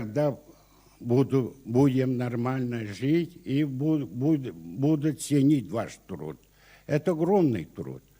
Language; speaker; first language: Russian; non-native, local second language; Yakut